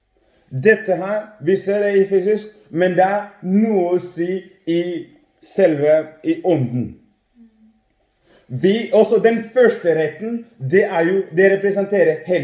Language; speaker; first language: Norwegian; non-native, fluent; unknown